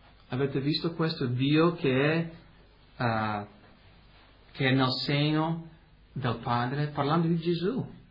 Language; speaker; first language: Italian; early bilingual, heritage; Italian